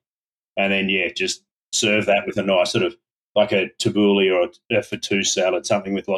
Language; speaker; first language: English; native; English